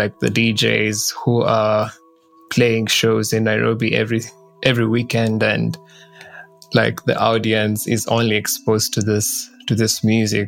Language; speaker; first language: English; non-native, local second language; Kikuyu